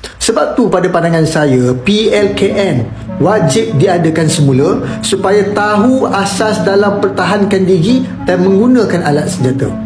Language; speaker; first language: Malay; native; Malay